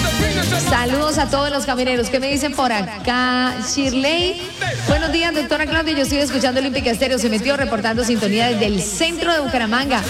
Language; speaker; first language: Spanish; native; Spanish